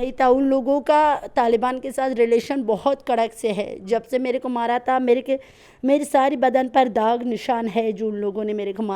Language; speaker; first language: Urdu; non-native, learner; Persian